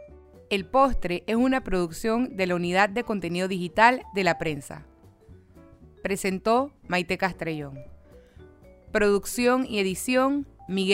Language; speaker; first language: Spanish; native; Spanish